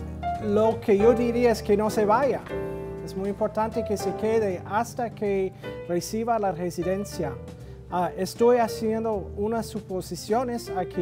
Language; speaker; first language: Spanish; non-native, fluent; English